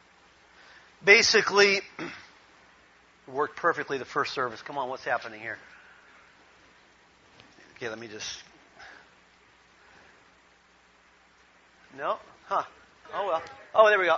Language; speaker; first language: English; native; English